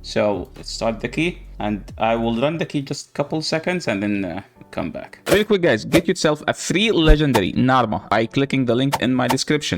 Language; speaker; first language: English; non-native, fluent; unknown